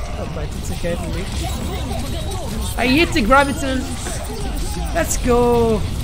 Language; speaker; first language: English; non-native, learner; Italian